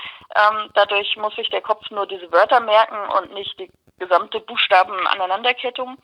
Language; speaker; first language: German; native; German